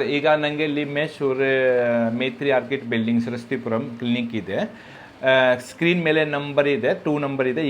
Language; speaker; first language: Kannada; non-native, local second language; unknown